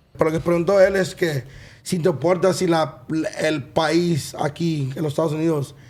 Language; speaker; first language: Spanish; early bilingual, other home language; English